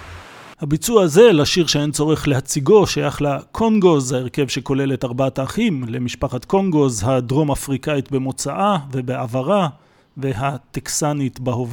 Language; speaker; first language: Hebrew; native; Hebrew